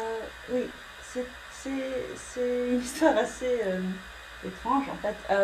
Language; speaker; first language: French; early bilingual, heritage; English